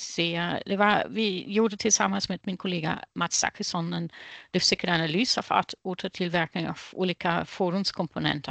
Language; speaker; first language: Swedish; non-native, fluent; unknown